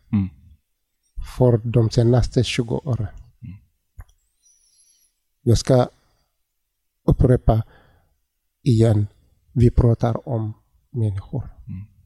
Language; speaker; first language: Swedish; non-native, learner; Tigrinya